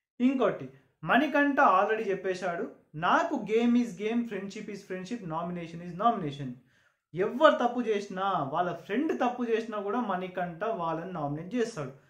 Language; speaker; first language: Telugu; non-native, local second language; Urdu